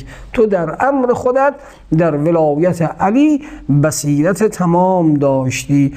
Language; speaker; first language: Persian; native; Persian